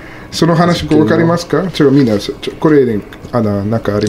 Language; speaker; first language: Japanese; non-native, learner; English